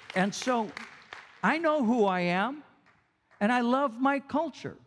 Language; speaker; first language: English; early bilingual, other home language; Spanish